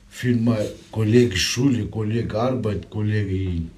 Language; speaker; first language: German; non-native, learner; Romanian